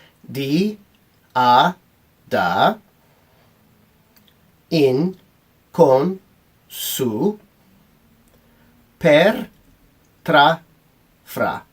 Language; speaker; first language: Italian; non-native, fluent; English